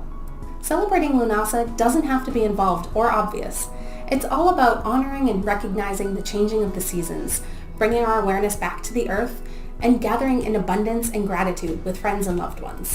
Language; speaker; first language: English; native; English